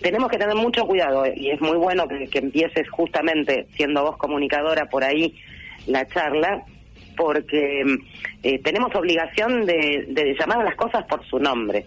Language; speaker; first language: Spanish; native; Spanish